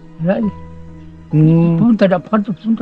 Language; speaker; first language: Filipino; non-native, local second language; Bikol